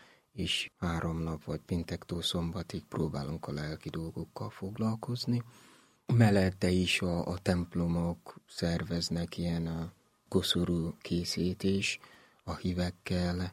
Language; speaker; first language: Hungarian; non-native, learner; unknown